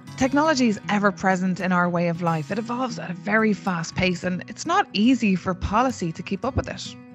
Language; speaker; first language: English; native; English